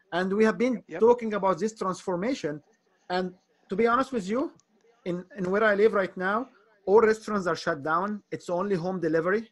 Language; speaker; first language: English; non-native, fluent; Arabic